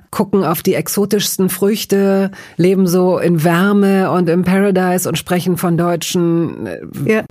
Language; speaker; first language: German; native; German